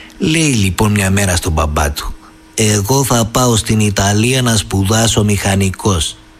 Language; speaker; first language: Greek; native; Greek